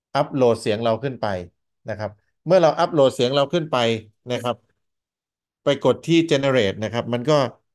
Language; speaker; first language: Thai; native; Thai